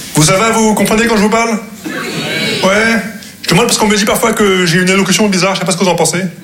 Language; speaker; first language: French; non-native, local second language; Arabic